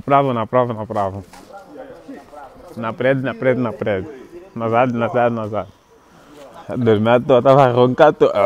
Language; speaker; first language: Bulgarian; non-native, learner; Portuguese